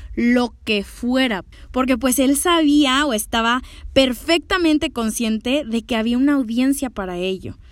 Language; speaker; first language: Spanish; native; Spanish